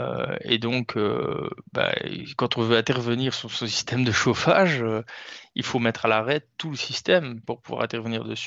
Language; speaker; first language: French; native; French